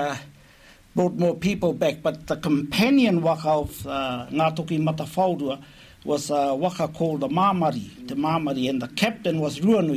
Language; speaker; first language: English; native; English